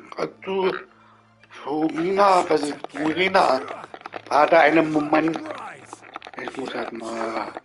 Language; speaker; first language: German; non-native, learner; Vietnamese